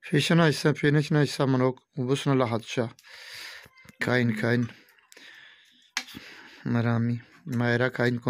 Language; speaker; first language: Filipino; non-native, learner; Punjabi